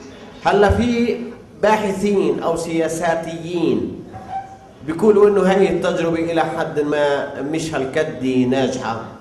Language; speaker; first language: Arabic; native; Arabic